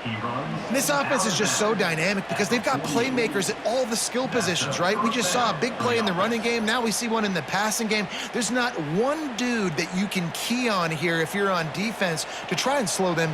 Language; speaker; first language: English; native; English